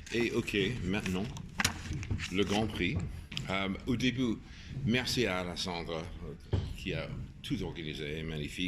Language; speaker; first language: French; non-native, fluent; English